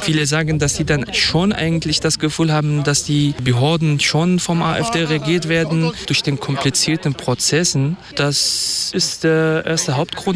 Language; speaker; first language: German; non-native, fluent; Kurdish